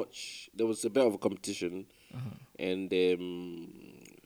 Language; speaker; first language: English; non-native, local second language; Igbo